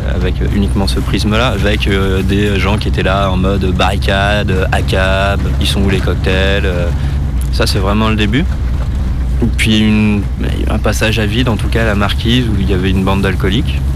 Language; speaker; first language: French; native; French